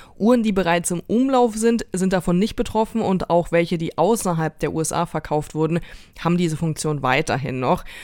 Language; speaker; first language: German; native; German